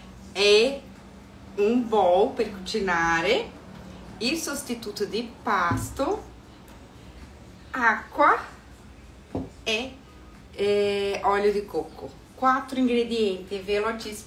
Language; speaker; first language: Italian; non-native, fluent; Portuguese